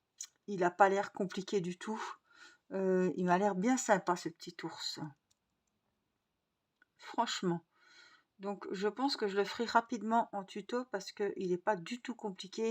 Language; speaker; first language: French; native; French